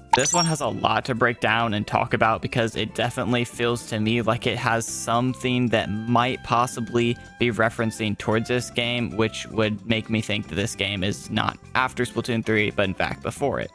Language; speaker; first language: English; native; English